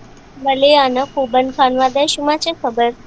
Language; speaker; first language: Persian; non-native, learner; Urdu